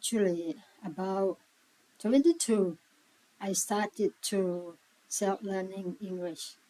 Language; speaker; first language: English; non-native, learner; Thai